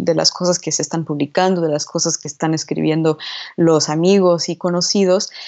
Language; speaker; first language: Spanish; non-native, fluent; English